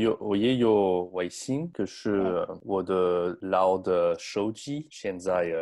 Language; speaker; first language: Chinese; non-native, learner; French